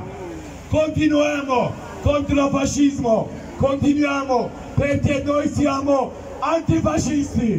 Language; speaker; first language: Italian; non-native, learner; Kurdish